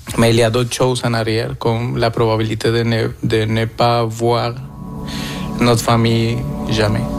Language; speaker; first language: French; non-native, fluent; Spanish